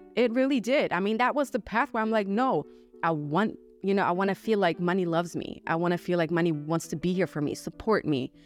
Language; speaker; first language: English; non-native, fluent; German